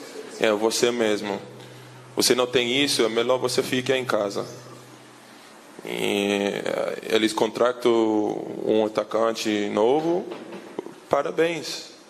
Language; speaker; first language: Portuguese; non-native, learner; English